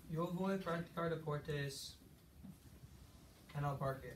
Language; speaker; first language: Spanish; non-native, learner; English